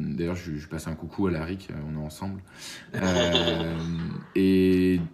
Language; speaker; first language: French; native; French